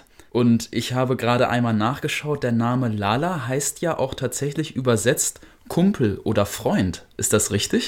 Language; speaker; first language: German; native; German